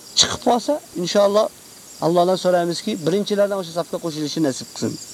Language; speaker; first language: Uzbek; native; Uzbek